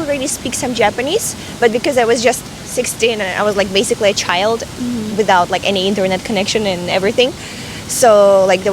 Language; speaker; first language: English; non-native, fluent; Russian